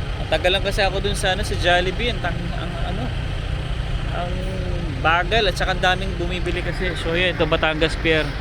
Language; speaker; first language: Filipino; native; Filipino